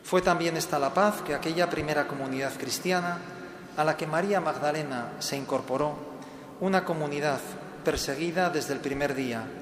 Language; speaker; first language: Spanish; native; Spanish